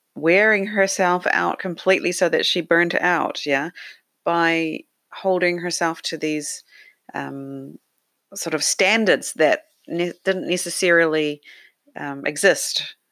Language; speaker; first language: English; native; English